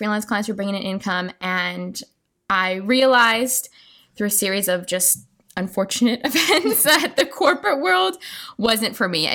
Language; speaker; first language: English; native; English